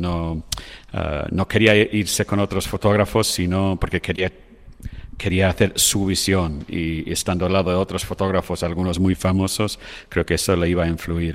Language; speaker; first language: Spanish; non-native, fluent; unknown